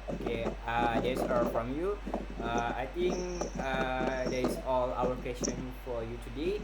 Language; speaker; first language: English; non-native, local second language; Malay